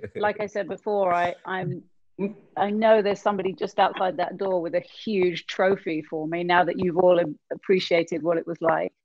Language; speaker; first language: English; native; English